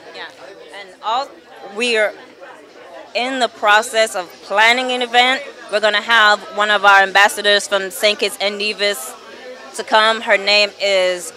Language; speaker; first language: English; native; English